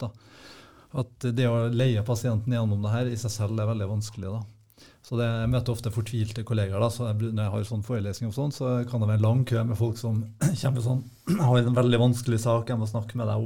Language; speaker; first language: Norwegian; native; Norwegian